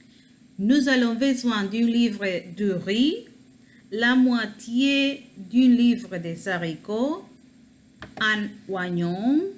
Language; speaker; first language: French; non-native, learner; Spanish